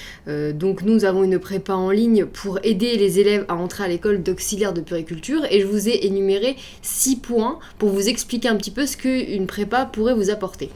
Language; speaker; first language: French; native; French